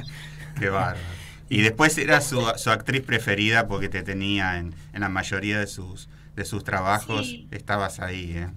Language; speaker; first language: Spanish; native; Spanish